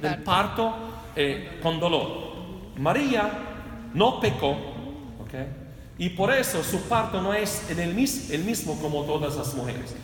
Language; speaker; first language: Spanish; non-native, fluent; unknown